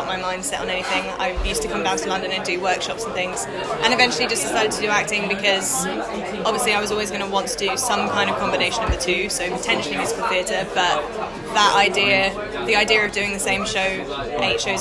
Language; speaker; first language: English; native; English